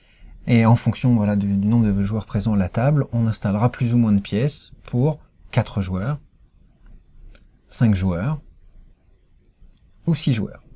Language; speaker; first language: French; native; French